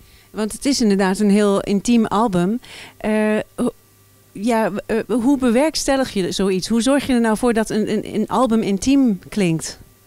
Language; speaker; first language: Dutch; native; Dutch